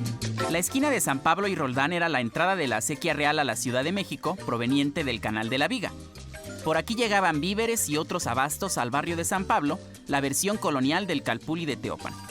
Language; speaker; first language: Spanish; native; Spanish